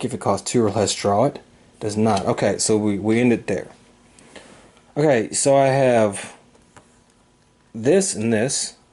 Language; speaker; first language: English; native; English